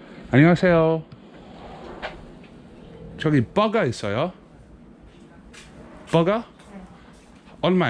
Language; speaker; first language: Korean; non-native, learner; English